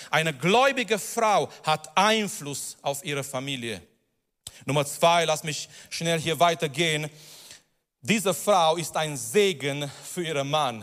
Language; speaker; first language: German; non-native, fluent; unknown